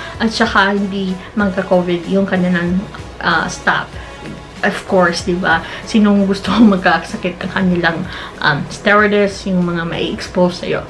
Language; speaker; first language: Filipino; non-native, local second language; Cebuano